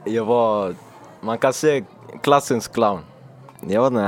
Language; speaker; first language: Swedish; early bilingual, other home language; Finnish